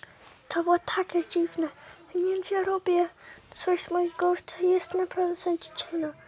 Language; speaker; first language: Polish; early bilingual, heritage; Polish